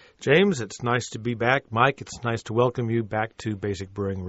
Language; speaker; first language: English; native; English